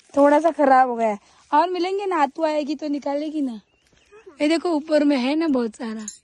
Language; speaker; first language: Hindi; non-native, local second language; Marathi